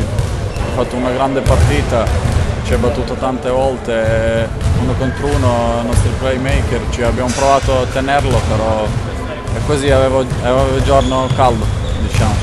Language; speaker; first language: Italian; non-native, fluent; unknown